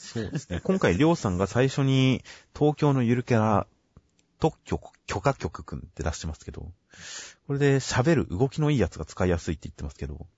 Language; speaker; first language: Japanese; native; Japanese